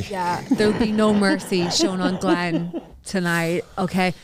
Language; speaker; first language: English; native; English